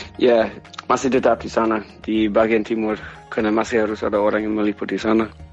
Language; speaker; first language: Indonesian; non-native, fluent; English